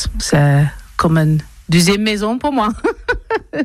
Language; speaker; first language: French; non-native, learner; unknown